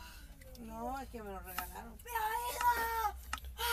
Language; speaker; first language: Spanish; native; Spanish